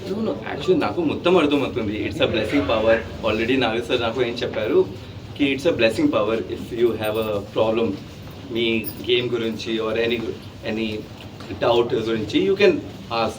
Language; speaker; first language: Telugu; non-native, learner; Hindi